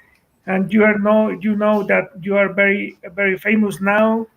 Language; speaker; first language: English; non-native, fluent; Spanish